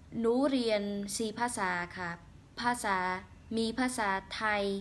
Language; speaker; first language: Thai; non-native, learner; Khmer